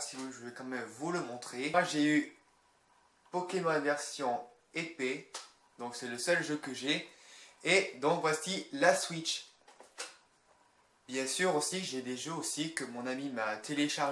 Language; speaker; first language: French; native; French